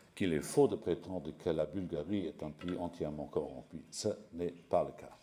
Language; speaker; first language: French; non-native, local second language; Luxembourgish